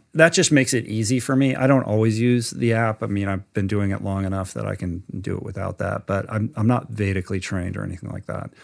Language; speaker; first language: English; native; English